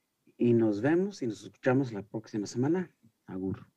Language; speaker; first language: Spanish; early bilingual, heritage; Spanish